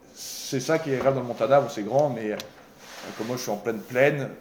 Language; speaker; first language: French; native; French